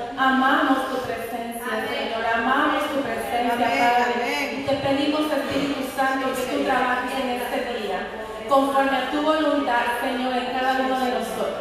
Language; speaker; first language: Spanish; native; Spanish